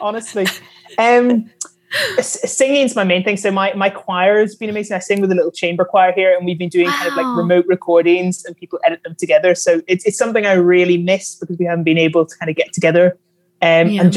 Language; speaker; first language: English; native; English